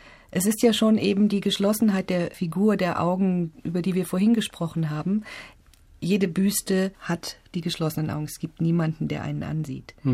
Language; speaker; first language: German; native; German